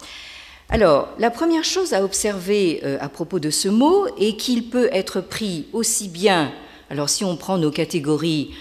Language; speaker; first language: French; native; French